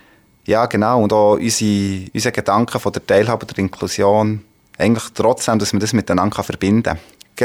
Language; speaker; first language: German; native; German